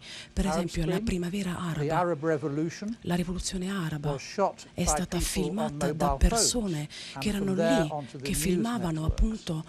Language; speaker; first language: Italian; native; Italian